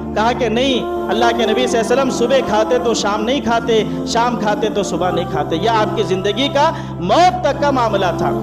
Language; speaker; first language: Urdu; native; Urdu